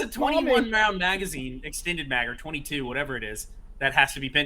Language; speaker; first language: English; native; English